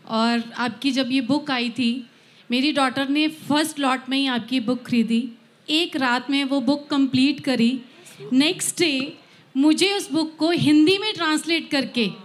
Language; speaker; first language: Hindi; native; Hindi